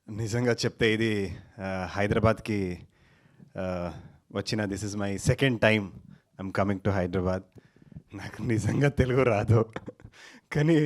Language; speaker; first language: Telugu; non-native, learner; Kannada